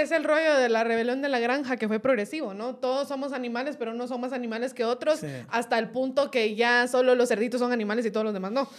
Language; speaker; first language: Spanish; native; Spanish